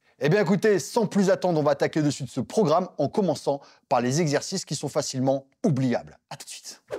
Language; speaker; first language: French; native; French